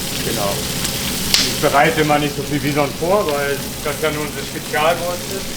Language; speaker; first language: German; native; German